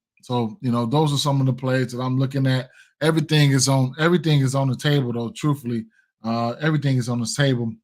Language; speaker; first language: English; native; English